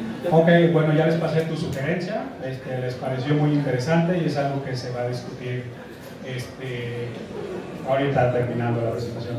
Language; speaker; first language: Spanish; native; Spanish